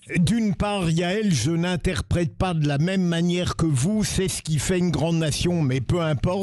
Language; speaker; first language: French; native; French